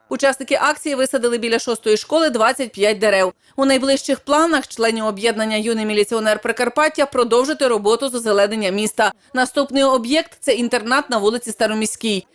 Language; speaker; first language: Ukrainian; native; Ukrainian